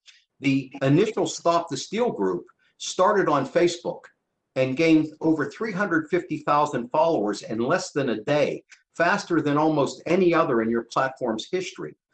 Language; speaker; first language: English; native; English